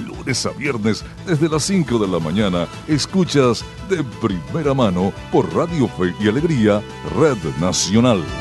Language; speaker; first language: Spanish; native; Spanish